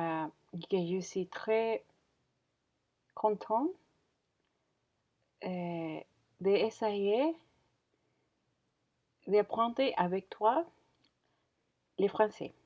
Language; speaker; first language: French; non-native, learner; Spanish